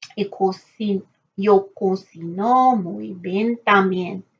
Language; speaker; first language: Spanish; non-native, learner; English